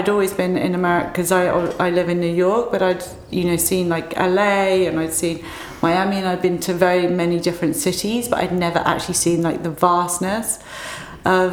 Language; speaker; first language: English; native; English